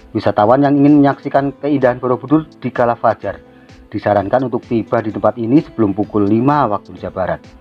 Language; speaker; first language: Indonesian; native; Indonesian